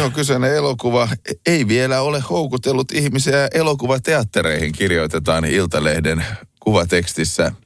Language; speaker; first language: Finnish; native; Finnish